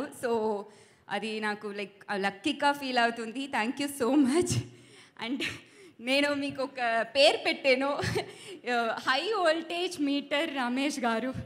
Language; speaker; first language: Telugu; non-native, learner; Tamil